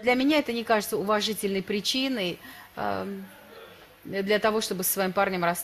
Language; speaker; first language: Russian; native; Russian